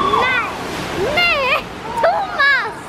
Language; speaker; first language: Swedish; native; Swedish